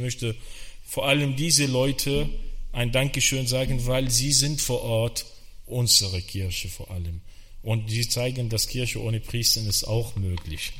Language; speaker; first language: German; non-native, fluent; Arabic